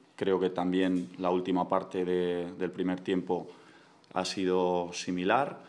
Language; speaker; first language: Spanish; native; Spanish